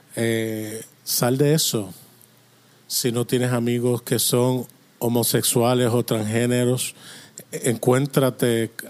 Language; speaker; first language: Spanish; non-native, fluent; English